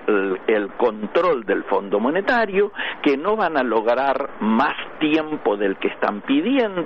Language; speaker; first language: Spanish; native; Spanish